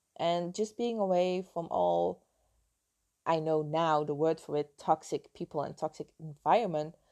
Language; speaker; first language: English; non-native, fluent; Dutch